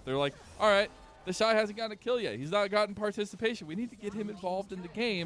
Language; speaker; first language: English; native; English